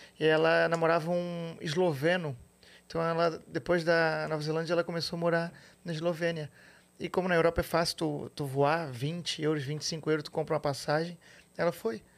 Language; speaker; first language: Portuguese; native; Portuguese